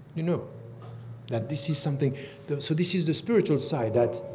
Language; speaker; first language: English; non-native, fluent; French